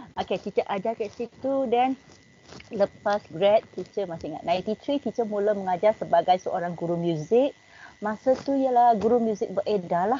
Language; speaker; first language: Malay; non-native, local second language; Chinese